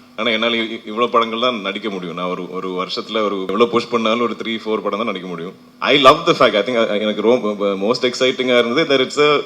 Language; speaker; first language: Tamil; non-native, fluent; Malayalam